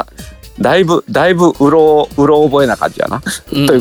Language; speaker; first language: Japanese; native; Japanese